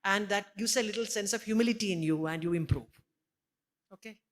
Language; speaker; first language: English; non-native, local second language; Malayalam